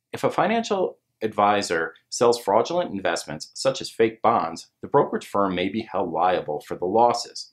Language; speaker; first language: English; native; English